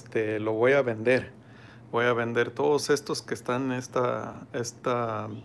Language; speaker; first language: Spanish; early bilingual, heritage; Spanish